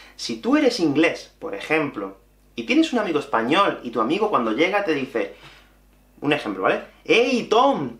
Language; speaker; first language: Spanish; native; Spanish